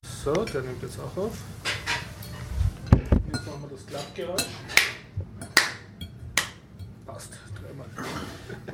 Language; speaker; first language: German; native; German